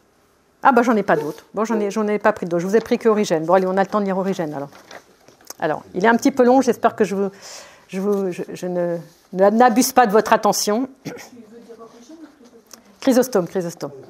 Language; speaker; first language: French; native; French